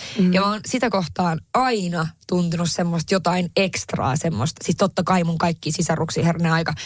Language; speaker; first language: Finnish; native; Finnish